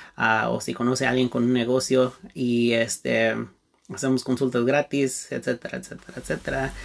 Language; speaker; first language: Spanish; early bilingual, heritage; Spanish